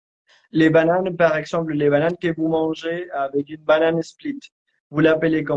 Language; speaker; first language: French; non-native, fluent; Spanish